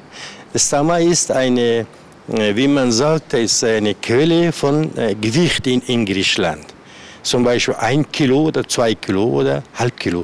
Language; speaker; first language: German; non-native, learner; Persian